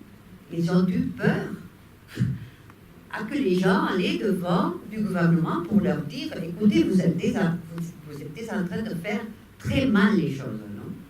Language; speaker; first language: French; non-native, fluent; Spanish